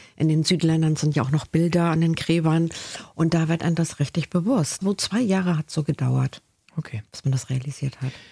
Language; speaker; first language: German; early bilingual, other home language; Spanish